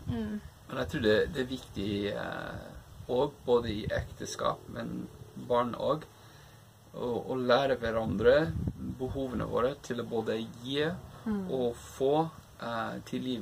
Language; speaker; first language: Norwegian; non-native, fluent; English